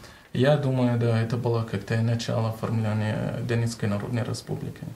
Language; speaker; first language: Russian; non-native, learner; Arabic